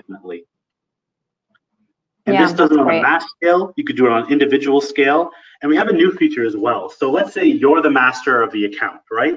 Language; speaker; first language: English; native; English